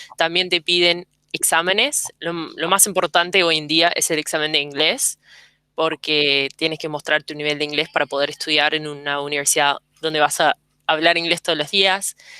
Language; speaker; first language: Spanish; early bilingual, heritage; English